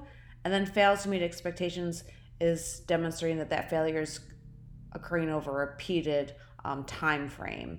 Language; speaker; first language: English; native; English